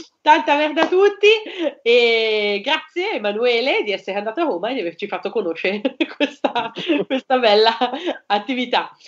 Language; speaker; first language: Italian; native; Italian